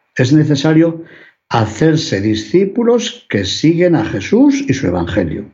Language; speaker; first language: Spanish; native; Spanish